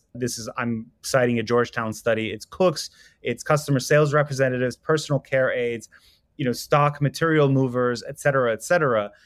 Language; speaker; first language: English; non-native, fluent; Persian